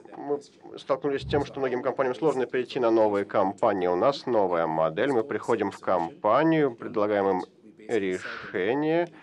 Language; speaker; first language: Russian; non-native, fluent; Shona